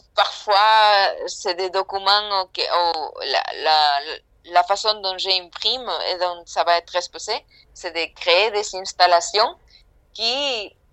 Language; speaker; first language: French; non-native, fluent; Spanish